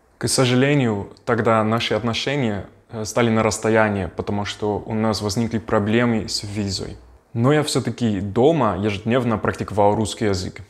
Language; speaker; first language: Russian; non-native, fluent; Dutch